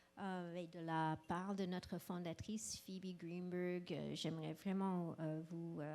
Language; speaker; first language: French; non-native, local second language; English